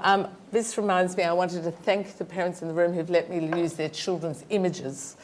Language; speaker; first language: English; native; English